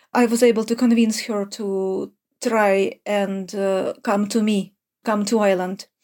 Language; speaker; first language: English; non-native, fluent; Ukrainian